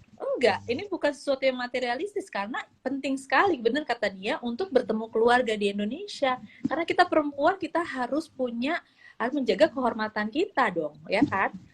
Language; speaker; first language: Indonesian; native; Indonesian